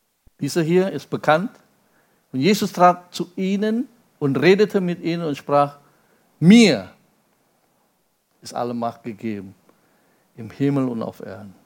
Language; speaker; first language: German; non-native, fluent; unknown